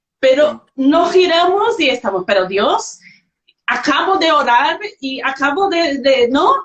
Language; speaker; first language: Spanish; non-native, fluent; Portuguese